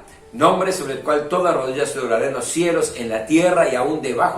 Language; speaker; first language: Spanish; native; Spanish